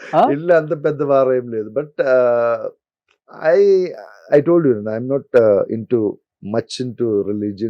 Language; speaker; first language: Telugu; non-native, local second language; Malayalam